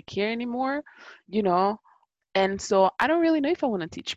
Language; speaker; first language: English; non-native, fluent; Italian